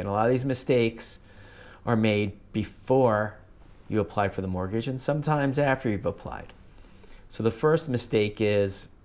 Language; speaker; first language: English; native; English